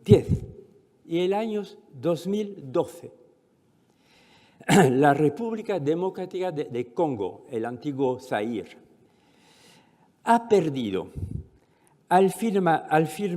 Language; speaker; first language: Spanish; non-native, fluent; French